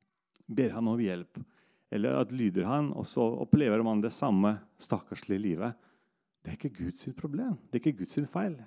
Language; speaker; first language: Norwegian; non-native, fluent; Russian